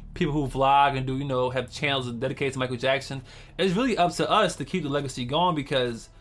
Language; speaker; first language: English; native; English